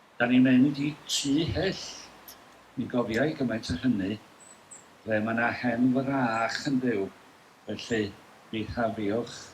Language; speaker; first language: Welsh; native; Welsh